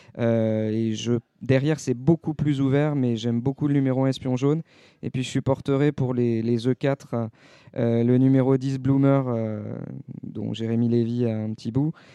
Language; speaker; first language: French; native; French